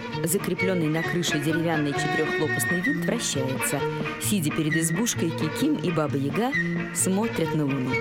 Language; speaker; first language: Russian; native; Russian